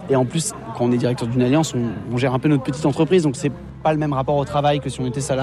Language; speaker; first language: French; native; French